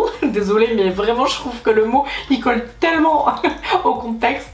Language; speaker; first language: French; native; French